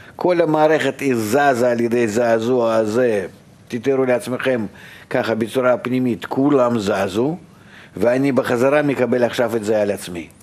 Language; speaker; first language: Hebrew; non-native, fluent; Russian